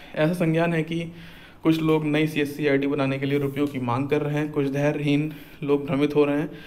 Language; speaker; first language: Hindi; native; Hindi